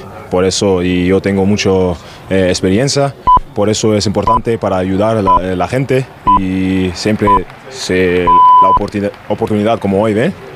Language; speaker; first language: Spanish; non-native, learner; German